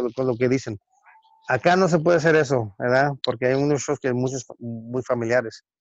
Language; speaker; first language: Spanish; early bilingual, heritage; Spanish